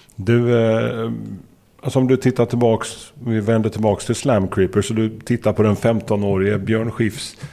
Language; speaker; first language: Swedish; native; Swedish